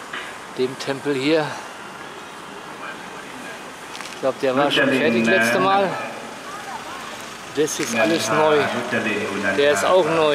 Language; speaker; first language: German; native; German